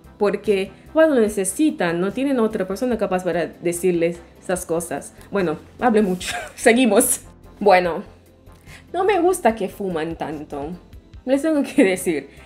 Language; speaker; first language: Spanish; non-native, fluent; English